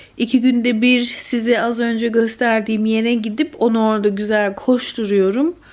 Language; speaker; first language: Turkish; early bilingual, heritage; Turkish